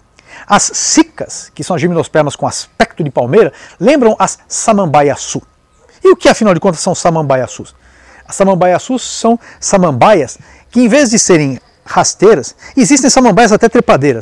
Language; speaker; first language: Portuguese; native; Portuguese